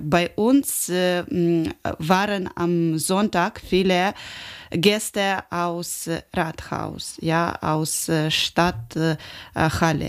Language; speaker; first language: German; non-native, learner; Ukrainian